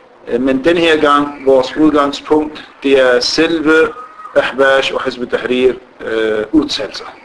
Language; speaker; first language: Danish; non-native, fluent; Arabic